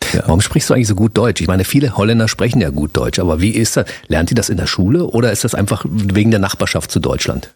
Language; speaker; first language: German; native; German